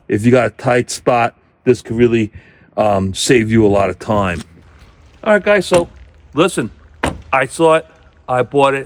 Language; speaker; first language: English; native; English